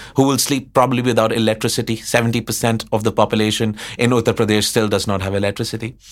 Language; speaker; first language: English; non-native, local second language; Hindi